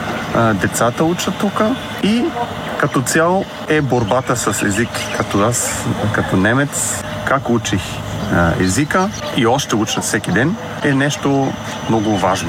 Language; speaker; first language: Bulgarian; non-native, fluent; German